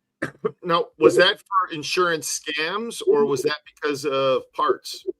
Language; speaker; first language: English; native; English